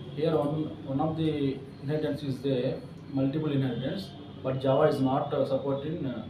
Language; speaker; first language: English; non-native, local second language; Telugu